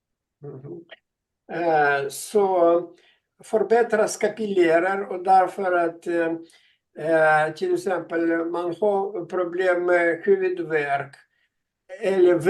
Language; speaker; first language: Swedish; non-native, fluent; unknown